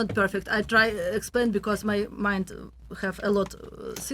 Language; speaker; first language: English; non-native, learner; Russian